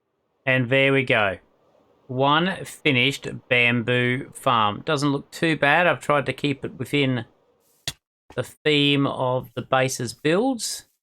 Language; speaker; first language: English; native; English